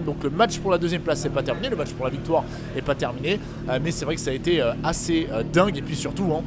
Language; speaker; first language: French; native; French